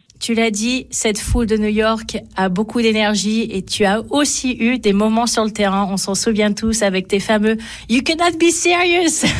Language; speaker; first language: French; native; French